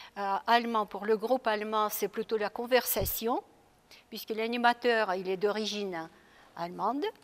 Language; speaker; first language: French; non-native, fluent; Russian